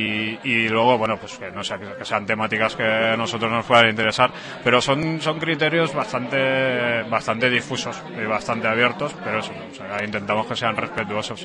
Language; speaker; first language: Spanish; native; Spanish